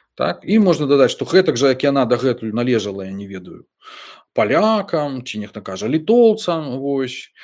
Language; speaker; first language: Belarusian; non-native, local second language; Russian